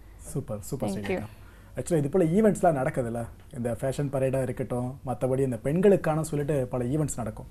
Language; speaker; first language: Tamil; native; Tamil